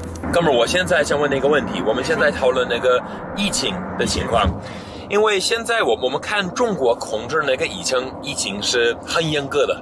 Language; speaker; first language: Chinese; non-native, fluent; English